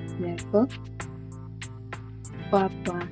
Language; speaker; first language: French; non-native, learner; Yoruba